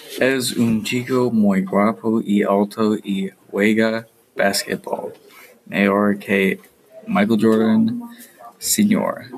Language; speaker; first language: Spanish; non-native, learner; English